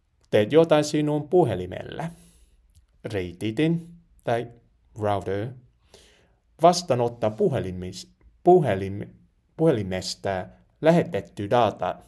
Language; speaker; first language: Finnish; non-native, learner; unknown